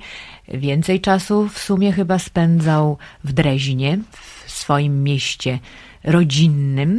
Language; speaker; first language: Polish; native; Polish